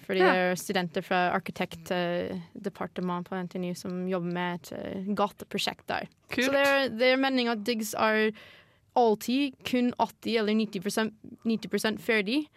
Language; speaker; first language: Norwegian; non-native, fluent; English